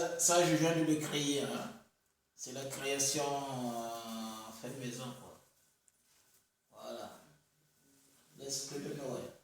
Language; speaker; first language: French; native; French